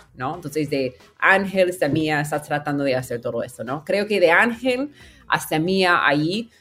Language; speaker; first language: Spanish; non-native, fluent; English